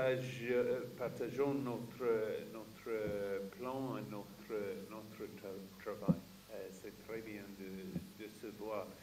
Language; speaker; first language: French; non-native, fluent; English